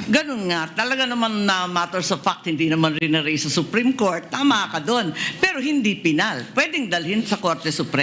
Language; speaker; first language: Filipino; native; Filipino